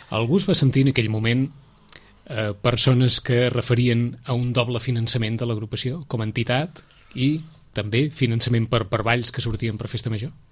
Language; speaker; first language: Catalan; native; Catalan